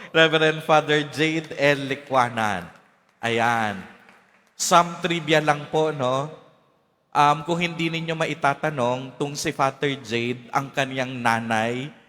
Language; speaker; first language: Filipino; native; Filipino